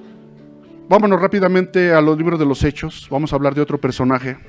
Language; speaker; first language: Spanish; native; Spanish